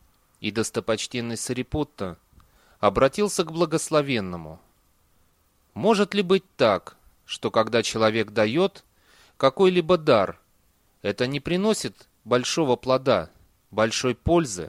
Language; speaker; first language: Russian; native; Russian